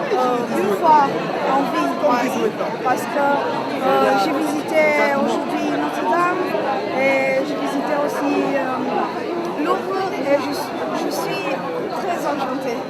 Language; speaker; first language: French; non-native, fluent; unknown